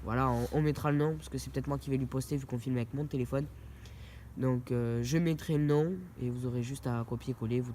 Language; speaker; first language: French; native; French